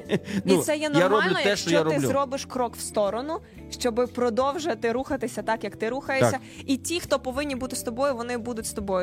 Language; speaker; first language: Ukrainian; native; Ukrainian